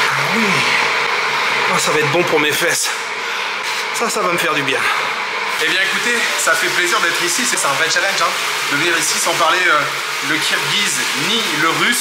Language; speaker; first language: French; native; French